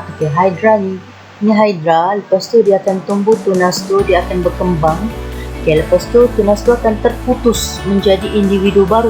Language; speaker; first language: Malay; native; Malay